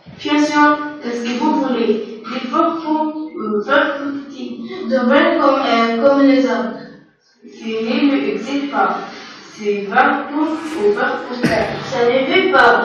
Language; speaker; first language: French; non-native, learner; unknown